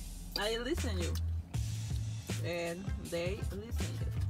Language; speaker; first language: English; non-native, learner; Spanish